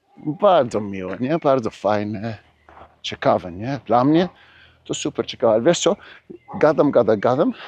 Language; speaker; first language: Polish; early bilingual, heritage; Polish